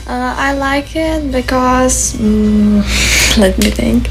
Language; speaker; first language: English; non-native, learner; Polish